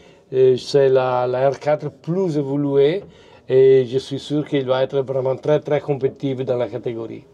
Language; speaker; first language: French; non-native, fluent; Italian